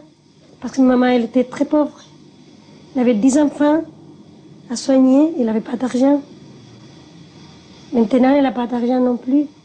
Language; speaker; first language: French; non-native, learner; Spanish